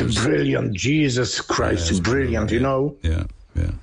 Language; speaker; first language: English; non-native, learner; Polish